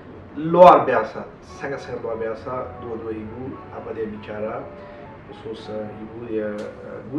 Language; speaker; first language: Indonesian; non-native, learner; Malay